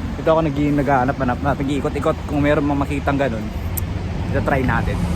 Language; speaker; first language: Filipino; non-native, local second language; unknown